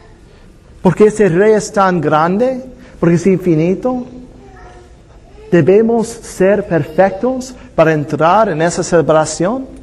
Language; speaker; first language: Spanish; non-native, fluent; English